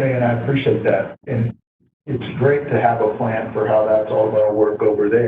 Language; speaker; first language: English; native; English